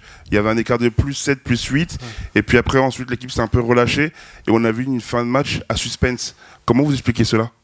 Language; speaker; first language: French; native; French